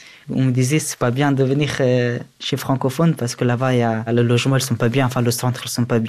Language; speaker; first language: French; early bilingual, other home language; Persian